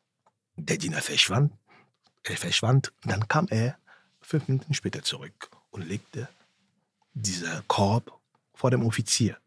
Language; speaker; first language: German; non-native, fluent; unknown